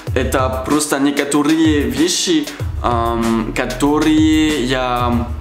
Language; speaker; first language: Russian; non-native, fluent; French